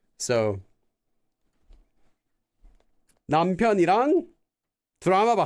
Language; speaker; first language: Korean; non-native, fluent; English